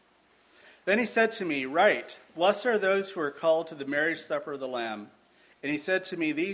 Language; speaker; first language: English; native; English